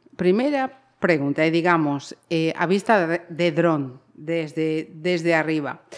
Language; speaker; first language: Galician; non-native, local second language; Spanish